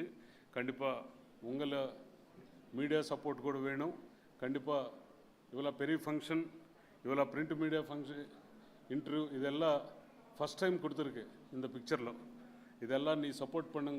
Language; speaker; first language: Tamil; non-native, local second language; Telugu